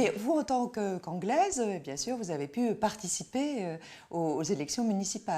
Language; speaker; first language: French; native; French